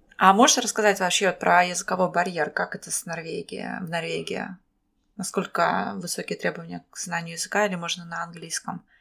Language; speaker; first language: Russian; native; Russian